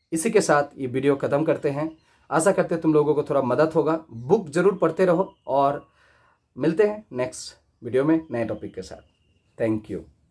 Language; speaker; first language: Hindi; non-native, local second language; Bangla